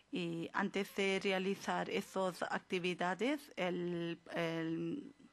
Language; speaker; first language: Spanish; non-native, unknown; Urdu